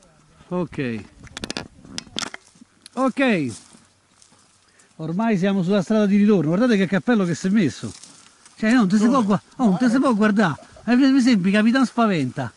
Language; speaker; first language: Italian; native; Italian